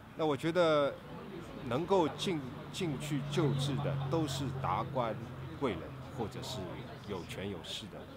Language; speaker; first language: Chinese; native; Chinese